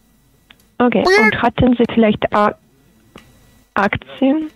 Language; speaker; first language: German; non-native, learner; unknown